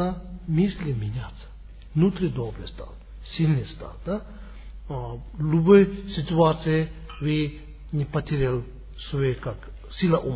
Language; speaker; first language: Russian; non-native, learner; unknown